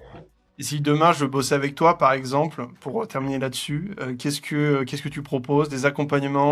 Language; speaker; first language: French; native; French